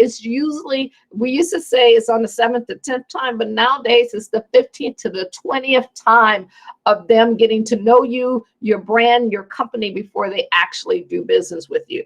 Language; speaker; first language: English; native; English